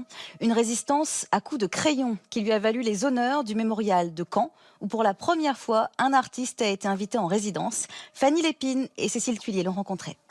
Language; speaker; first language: French; native; French